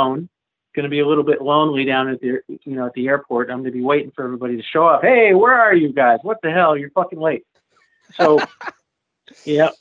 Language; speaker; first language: English; native; English